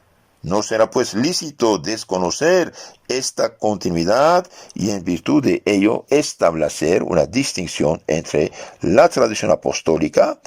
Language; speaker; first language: Spanish; non-native, fluent; French